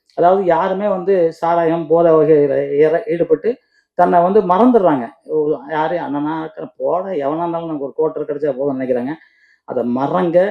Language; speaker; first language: Tamil; native; Tamil